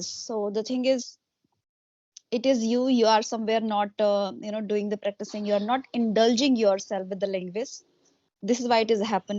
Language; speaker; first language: English; non-native, local second language; Hindi